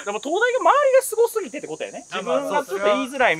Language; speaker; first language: Japanese; native; Japanese